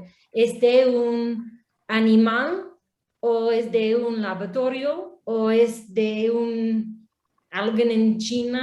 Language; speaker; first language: Spanish; non-native, learner; English